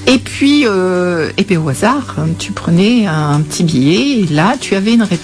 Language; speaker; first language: French; native; French